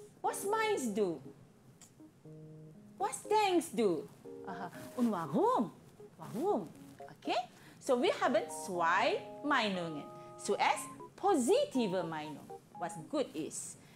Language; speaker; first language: German; non-native, fluent; Malay